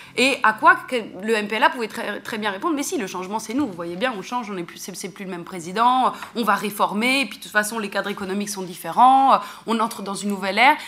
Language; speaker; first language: French; native; French